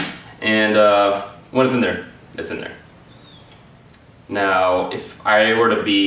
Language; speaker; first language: English; native; English